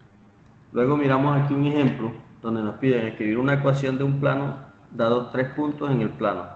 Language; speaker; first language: Spanish; native; Spanish